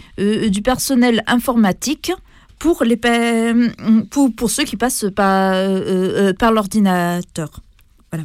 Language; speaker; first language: French; native; French